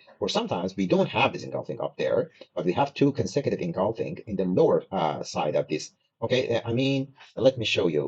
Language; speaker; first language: English; non-native, fluent; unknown